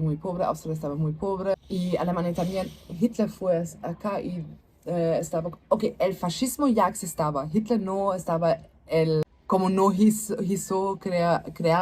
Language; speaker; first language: Spanish; non-native, learner; German